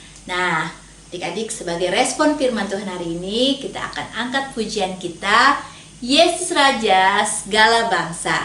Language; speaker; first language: Indonesian; native; Indonesian